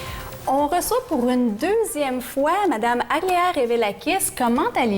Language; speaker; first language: French; native; French